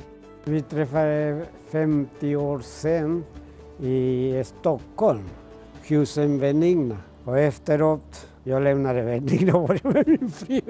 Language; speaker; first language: Swedish; non-native, learner; Spanish